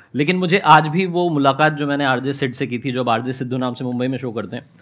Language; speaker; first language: Hindi; native; Hindi